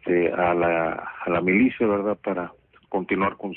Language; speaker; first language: Spanish; native; Spanish